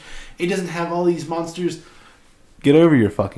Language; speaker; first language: English; native; English